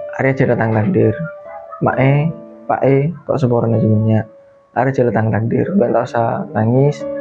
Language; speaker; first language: Indonesian; non-native, local second language; Madurese